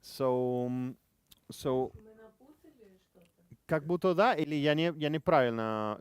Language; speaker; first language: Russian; non-native, learner; Spanish